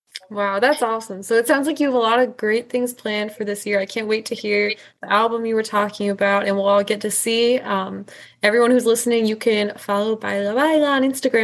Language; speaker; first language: English; native; English